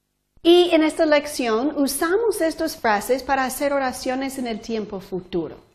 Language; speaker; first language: Spanish; non-native, fluent; English